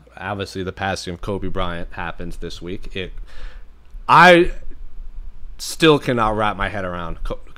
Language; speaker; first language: English; native; English